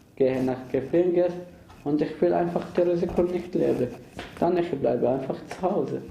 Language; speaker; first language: German; non-native, fluent; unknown